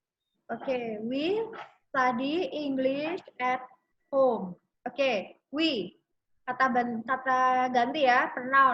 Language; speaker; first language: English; non-native, fluent; Indonesian